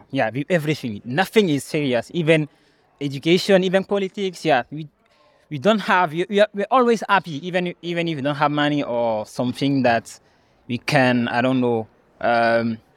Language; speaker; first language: English; non-native, learner; French